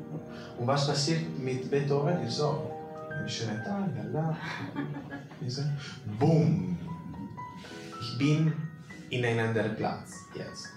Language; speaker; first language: German; non-native, fluent; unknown